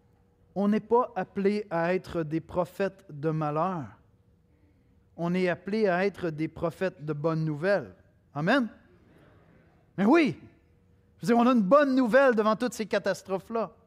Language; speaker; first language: French; native; French